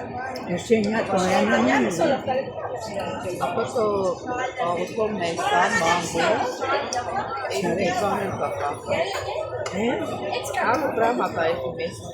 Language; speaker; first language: Greek; non-native, learner; Armenian